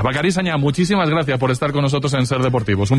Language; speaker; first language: Spanish; native; Spanish